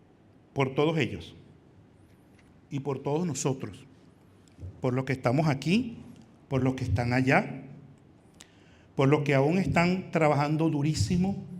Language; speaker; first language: Spanish; native; Spanish